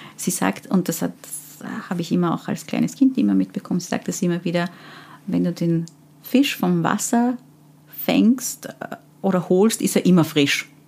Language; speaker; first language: German; early bilingual, other home language; Persian